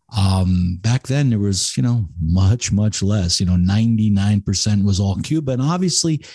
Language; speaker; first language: English; native; English